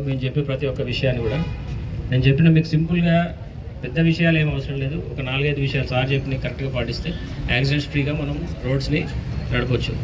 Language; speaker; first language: Telugu; native; Telugu